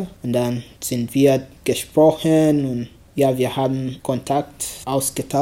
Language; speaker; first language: German; non-native, learner; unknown